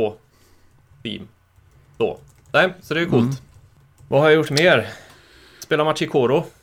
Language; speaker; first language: Swedish; native; Swedish